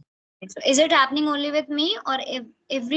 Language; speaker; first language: English; non-native, fluent; Hindi